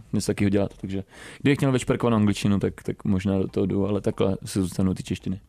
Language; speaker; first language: Czech; early bilingual, other home language; Romanian